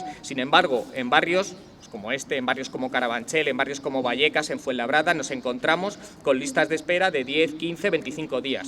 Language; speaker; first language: Spanish; native; Spanish